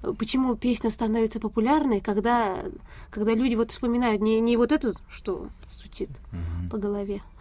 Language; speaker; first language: Russian; non-native, fluent; Pashto